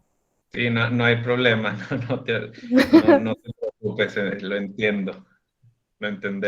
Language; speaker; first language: Spanish; native; Spanish